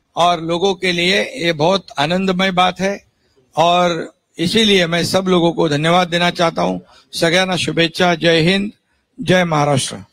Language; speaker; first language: Hindi; non-native, local second language; Marathi